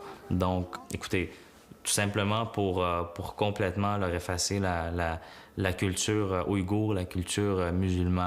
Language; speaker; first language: French; native; French